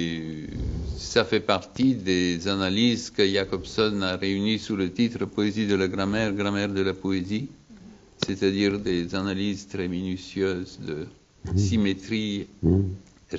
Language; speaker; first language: French; non-native, fluent; Bulgarian